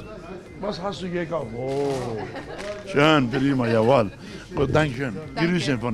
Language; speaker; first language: German; non-native, learner; Turkish